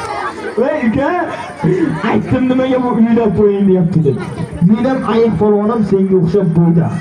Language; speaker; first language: Uzbek; native; Uzbek